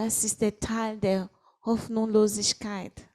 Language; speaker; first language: German; non-native, fluent; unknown